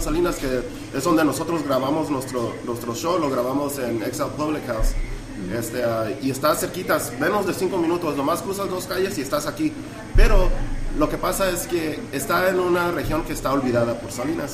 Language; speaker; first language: Spanish; early bilingual, heritage; Spanish